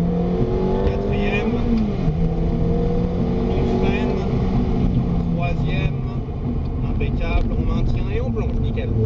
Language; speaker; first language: French; native; French